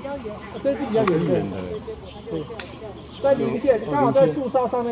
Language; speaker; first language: Chinese; native; Chinese